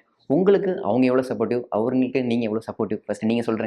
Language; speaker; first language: Tamil; native; Tamil